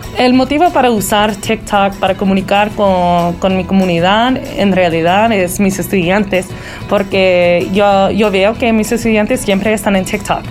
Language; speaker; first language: Spanish; early bilingual, heritage; Spanish